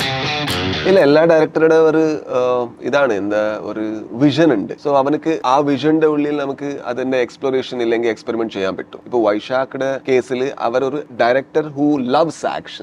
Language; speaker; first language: Malayalam; non-native, learner; Kannada